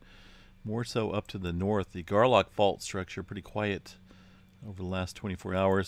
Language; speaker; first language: English; native; English